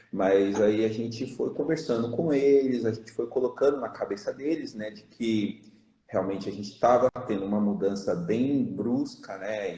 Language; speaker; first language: Portuguese; native; Portuguese